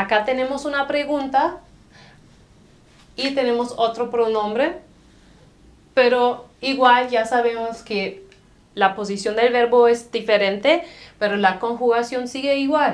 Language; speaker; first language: Spanish; non-native, fluent; German